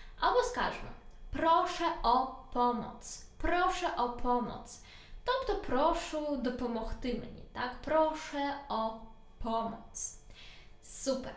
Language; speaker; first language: Polish; non-native, learner; Ukrainian